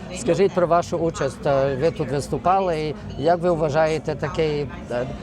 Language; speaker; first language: Ukrainian; early bilingual, heritage; Ukrainian